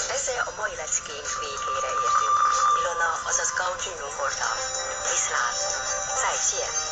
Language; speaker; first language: Hungarian; non-native, fluent; Chinese